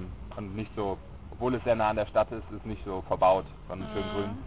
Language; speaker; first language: German; native; German